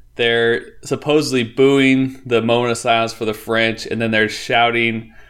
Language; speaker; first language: English; native; English